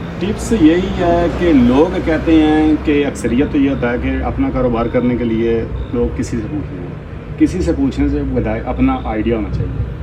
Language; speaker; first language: Urdu; non-native, local second language; Punjabi